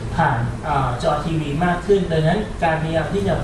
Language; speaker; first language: Thai; native; Thai